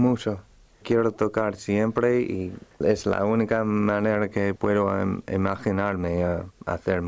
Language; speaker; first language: Spanish; non-native, fluent; English